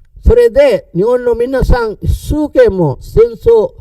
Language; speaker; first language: Japanese; non-native, learner; Sinhala